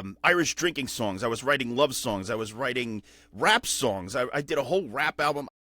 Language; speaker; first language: English; native; English